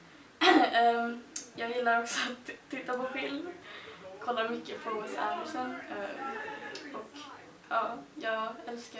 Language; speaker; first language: Swedish; early bilingual, other home language; Chinese